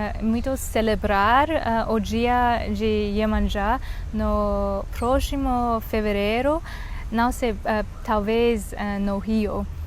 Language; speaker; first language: Portuguese; non-native, learner; Chinese